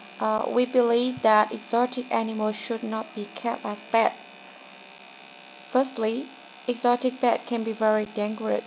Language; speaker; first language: English; non-native, learner; Vietnamese